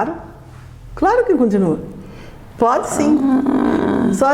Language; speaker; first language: Portuguese; native; Portuguese